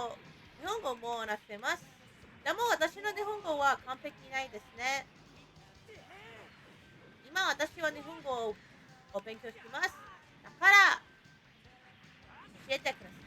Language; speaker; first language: Japanese; non-native, learner; English